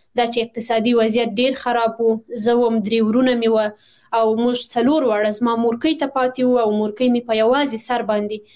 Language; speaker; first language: Pashto; non-native, local second language; Shughni